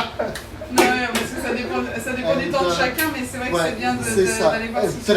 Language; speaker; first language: French; native; French